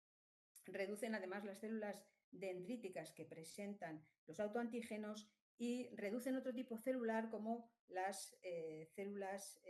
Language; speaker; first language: Spanish; native; Spanish